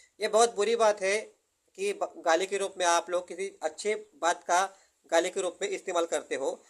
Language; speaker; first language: Hindi; non-native, local second language; Marathi